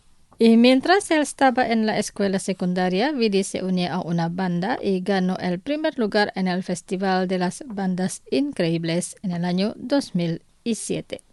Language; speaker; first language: Spanish; non-native, fluent; Indonesian